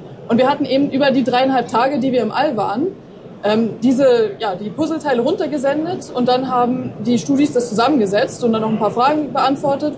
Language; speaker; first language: German; native; German